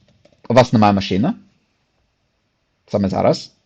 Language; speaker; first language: Ukrainian; non-native, fluent; English